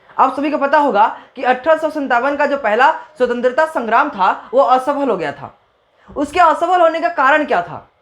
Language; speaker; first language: Hindi; non-native, local second language; Maithili